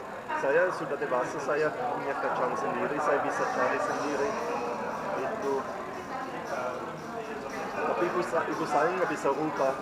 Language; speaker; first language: Indonesian; non-native, fluent; German